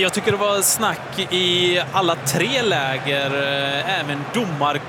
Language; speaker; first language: Swedish; native; Swedish